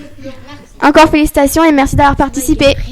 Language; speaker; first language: French; native; French